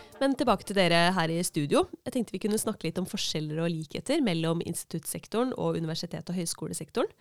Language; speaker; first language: Norwegian; native; Norwegian